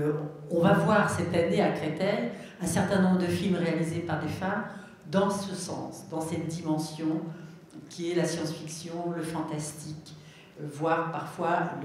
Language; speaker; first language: French; native; French